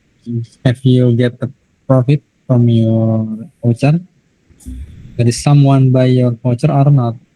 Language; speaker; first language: English; non-native, learner; Indonesian